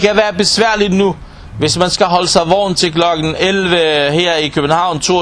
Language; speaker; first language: Danish; non-native, local second language; Arabic